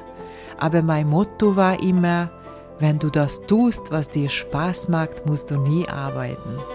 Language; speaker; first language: German; non-native, fluent; Hungarian